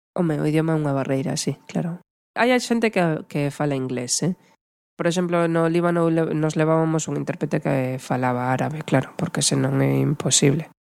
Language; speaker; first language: Galician; non-native, local second language; Spanish